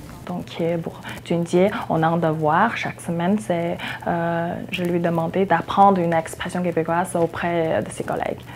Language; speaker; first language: French; non-native, fluent; Chinese